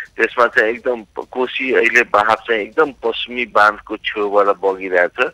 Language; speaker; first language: Nepali; non-native, local second language; Maithili